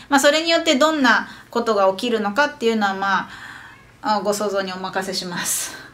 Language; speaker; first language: Japanese; native; Japanese